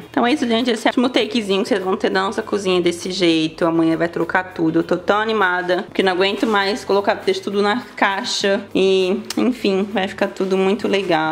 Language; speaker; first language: Portuguese; native; Portuguese